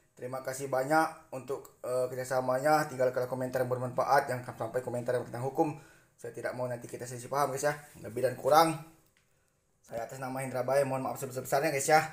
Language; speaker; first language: Indonesian; non-native, local second language; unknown